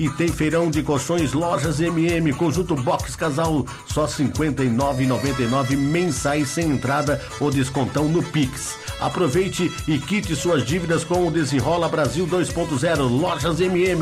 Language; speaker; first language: Portuguese; native; Portuguese